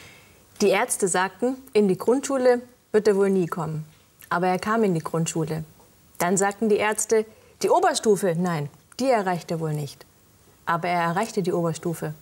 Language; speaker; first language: German; native; German